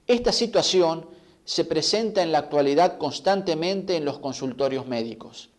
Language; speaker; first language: Spanish; native; Spanish